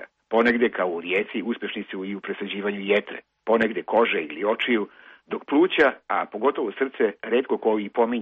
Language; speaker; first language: Croatian; native; Croatian